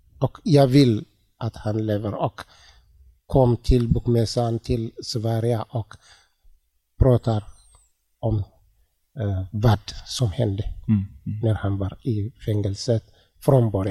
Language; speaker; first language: Swedish; non-native, learner; Tigrinya